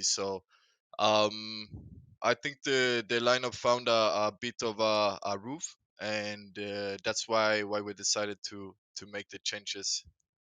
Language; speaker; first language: English; non-native, fluent; Swedish